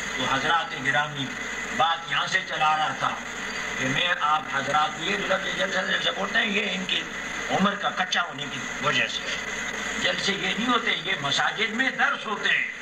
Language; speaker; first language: Urdu; non-native, local second language; Pashto